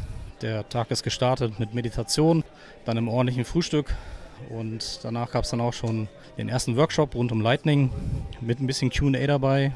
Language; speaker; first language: German; native; German